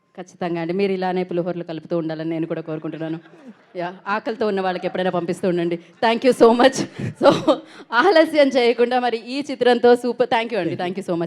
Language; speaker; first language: Telugu; native; Telugu